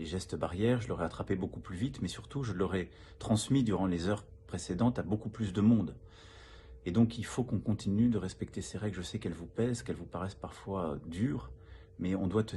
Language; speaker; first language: French; native; French